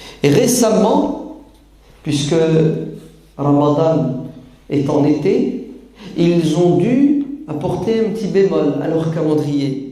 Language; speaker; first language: French; native; French